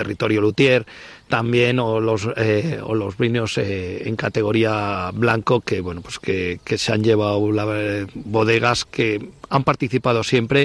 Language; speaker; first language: Spanish; native; Spanish